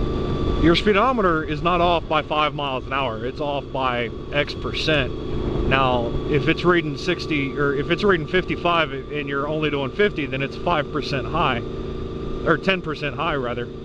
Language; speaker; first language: English; native; English